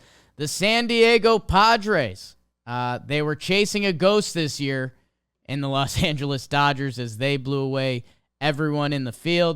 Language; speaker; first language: English; native; English